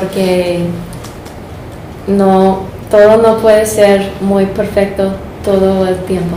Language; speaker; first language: Spanish; non-native, fluent; English